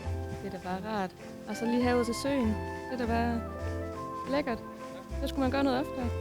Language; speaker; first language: Danish; native; Danish